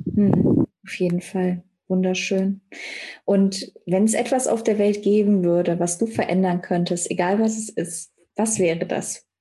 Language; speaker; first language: German; native; German